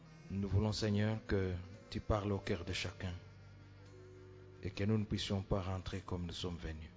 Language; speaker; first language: French; non-native, local second language; Swahili